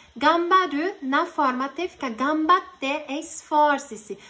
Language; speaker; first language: Portuguese; early bilingual, heritage; Japanese